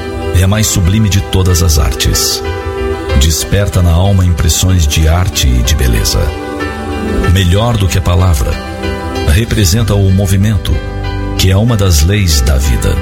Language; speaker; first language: Portuguese; native; Portuguese